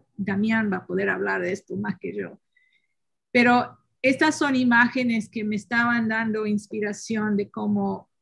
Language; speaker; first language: Spanish; early bilingual, heritage; Spanish